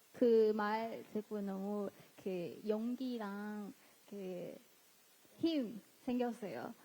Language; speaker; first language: Korean; non-native, fluent; Chinese